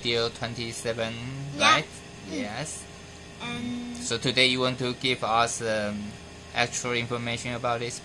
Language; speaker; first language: English; non-native, fluent; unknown